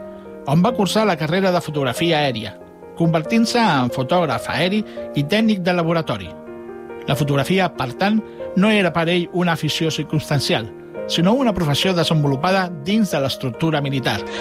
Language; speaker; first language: Catalan; native; Catalan